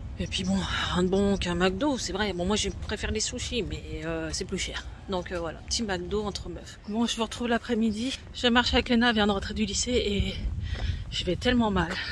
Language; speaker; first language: French; native; French